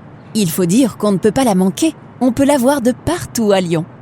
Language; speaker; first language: French; native; French